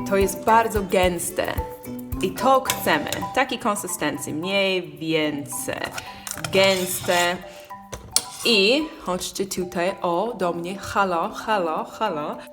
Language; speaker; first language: Polish; non-native, learner; English